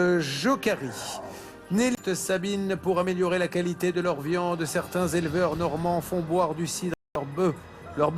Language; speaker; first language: French; native; French